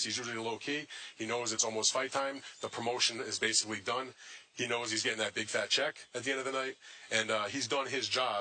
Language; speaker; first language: English; native; English